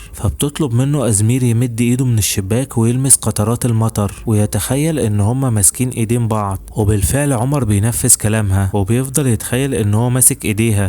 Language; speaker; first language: Arabic; native; Arabic